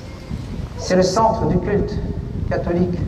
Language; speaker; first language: French; native; French